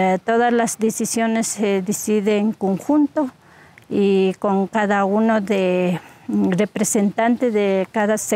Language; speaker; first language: Spanish; non-native, local second language; Quechua